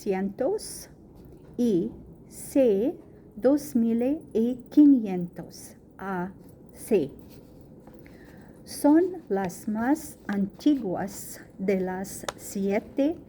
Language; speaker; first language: Spanish; non-native, learner; Arabic